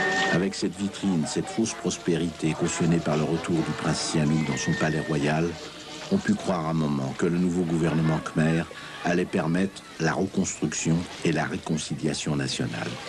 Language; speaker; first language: French; native; French